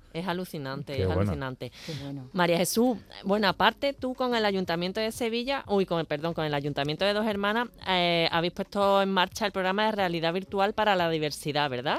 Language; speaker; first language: Spanish; native; Spanish